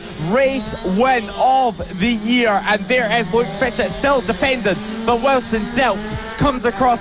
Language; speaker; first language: English; native; English